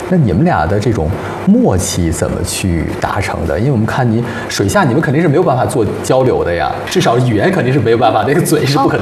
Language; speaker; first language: Chinese; native; Chinese